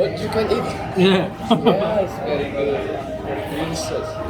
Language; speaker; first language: English; non-native, learner; Korean